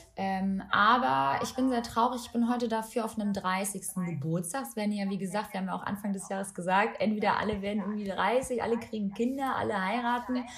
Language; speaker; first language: German; early bilingual, other home language; Albanian